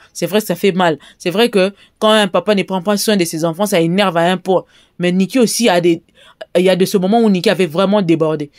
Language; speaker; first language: French; non-native, local second language; Lingala